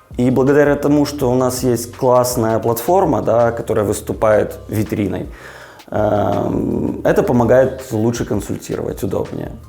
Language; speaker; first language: Russian; native; Russian